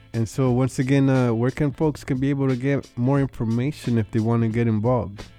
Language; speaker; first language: English; early bilingual, other home language; Spanish